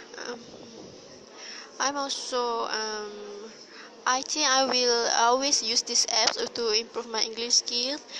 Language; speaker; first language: English; non-native, learner; Malay